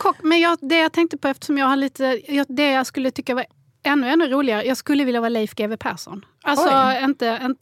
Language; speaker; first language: Swedish; native; Swedish